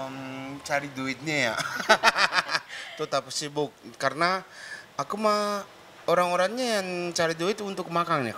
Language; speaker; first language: Indonesian; non-native, fluent; Japanese